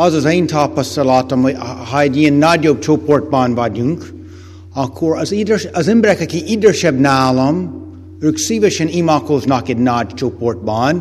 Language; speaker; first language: Hungarian; non-native, fluent; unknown